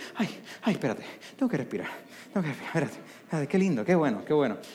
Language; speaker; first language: Spanish; native; Spanish